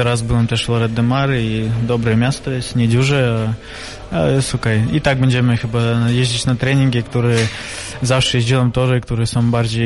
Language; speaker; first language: Polish; non-native, fluent; Russian